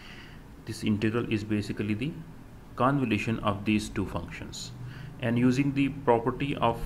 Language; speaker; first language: English; non-native, local second language; Urdu